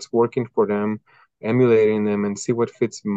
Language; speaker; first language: English; non-native, fluent; Spanish